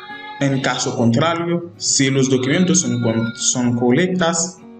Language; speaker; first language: Spanish; non-native, learner; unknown